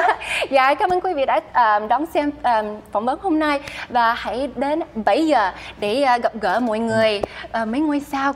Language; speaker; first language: Vietnamese; early bilingual, heritage; Vietnamese